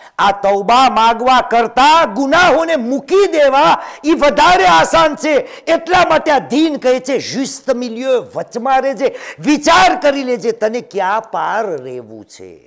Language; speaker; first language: Gujarati; early bilingual, heritage; Gujarati